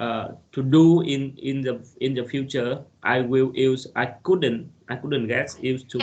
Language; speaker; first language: English; non-native, learner; Vietnamese